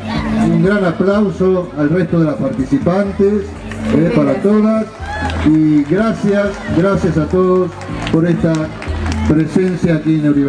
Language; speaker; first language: Spanish; native; Spanish